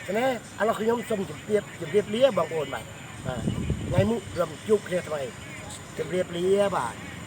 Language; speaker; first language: Thai; native; Thai